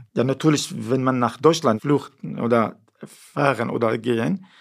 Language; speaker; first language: German; non-native, fluent; Arabic